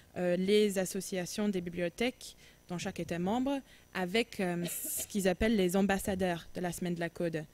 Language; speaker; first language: French; non-native, fluent; English